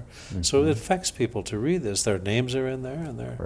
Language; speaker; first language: English; native; English